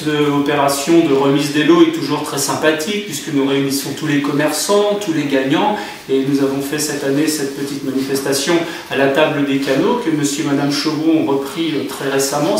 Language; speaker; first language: French; native; French